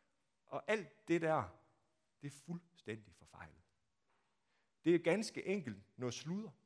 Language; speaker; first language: Danish; native; Danish